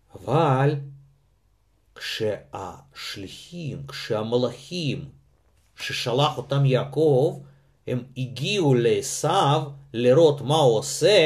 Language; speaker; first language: Hebrew; non-native, fluent; Russian